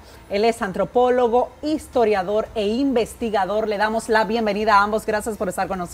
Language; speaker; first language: Spanish; native; Spanish